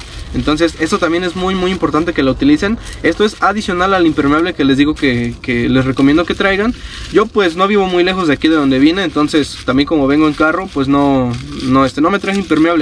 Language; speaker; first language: Spanish; native; Spanish